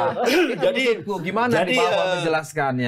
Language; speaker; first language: Indonesian; native; Indonesian